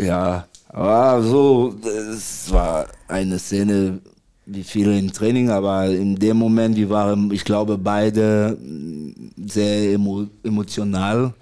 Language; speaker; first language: German; non-native, fluent; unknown